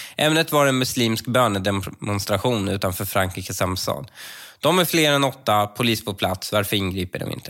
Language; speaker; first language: Swedish; early bilingual, other home language; Persian